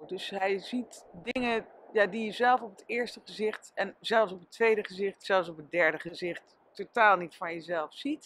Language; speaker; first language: Dutch; native; Dutch